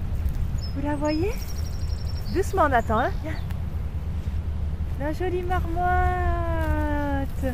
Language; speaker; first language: French; native; French